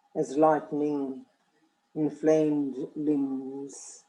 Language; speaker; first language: English; non-native, fluent; Lithuanian